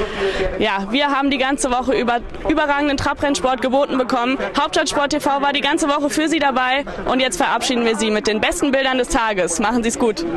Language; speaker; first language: German; native; German